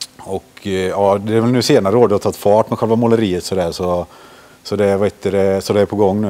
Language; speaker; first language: Swedish; early bilingual, other home language; Finnish